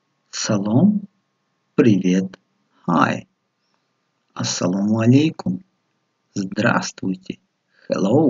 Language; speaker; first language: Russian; non-native, local second language; Tajik